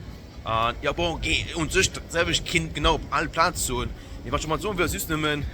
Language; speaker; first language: German; non-native, local second language; Luxembourgish